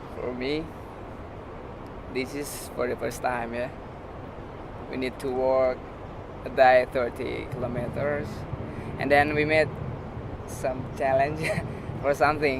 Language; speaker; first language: English; non-native, learner; Indonesian